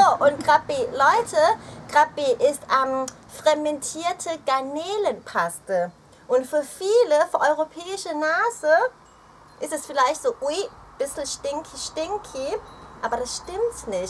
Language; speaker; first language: German; early bilingual, other home language; Thai